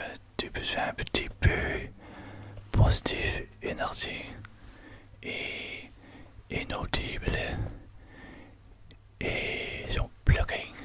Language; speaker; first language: French; non-native, learner; Dutch